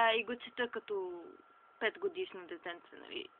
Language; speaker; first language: Bulgarian; early bilingual, heritage; Bulgarian